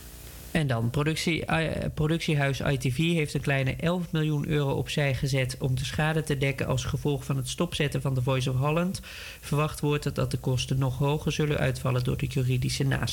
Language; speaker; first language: Dutch; native; Dutch